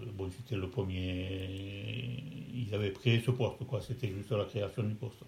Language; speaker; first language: French; native; French